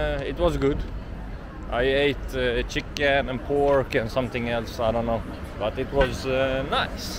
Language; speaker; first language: English; non-native, fluent; Swedish